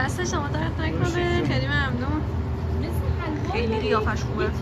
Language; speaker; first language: Persian; native; Persian